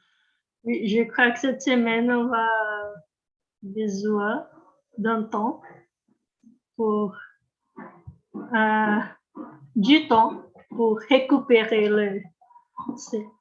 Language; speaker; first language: French; non-native, learner; Portuguese